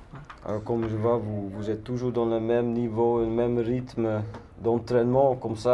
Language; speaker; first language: French; non-native, learner; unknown